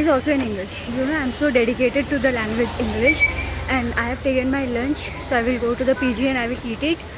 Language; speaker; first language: English; non-native, local second language; Hindi